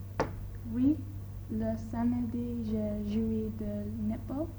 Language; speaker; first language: French; non-native, learner; English